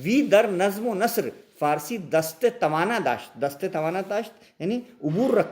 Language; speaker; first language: Persian; non-native, local second language; Urdu